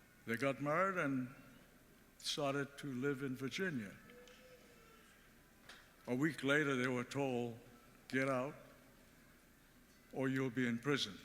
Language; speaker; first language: English; early bilingual, other home language; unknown